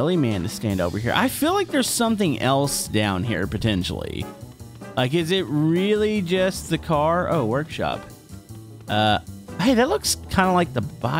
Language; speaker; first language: English; native; English